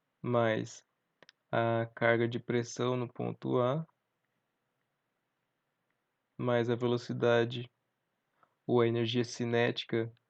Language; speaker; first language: Portuguese; native; Portuguese